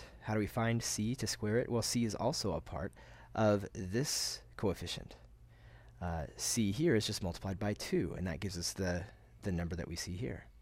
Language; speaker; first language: English; native; English